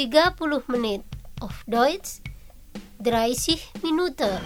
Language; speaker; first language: German; non-native, learner; Indonesian